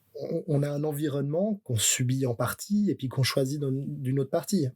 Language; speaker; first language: French; native; French